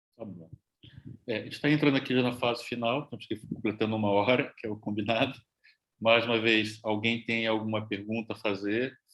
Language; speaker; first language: Portuguese; native; Portuguese